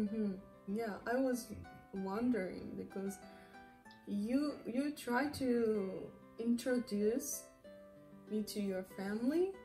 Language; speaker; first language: English; non-native, learner; Japanese